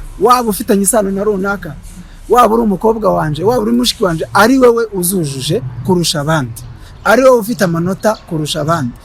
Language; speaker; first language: Kinyarwanda; native; Kinyarwanda